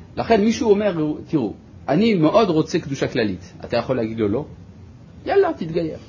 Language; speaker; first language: Hebrew; non-native, fluent; French